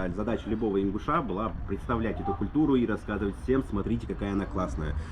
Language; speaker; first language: Russian; non-native, local second language; Ingush